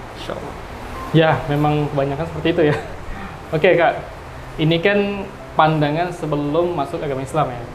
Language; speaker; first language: Indonesian; native; Indonesian